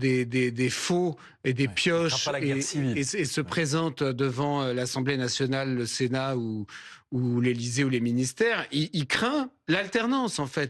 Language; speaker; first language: French; native; French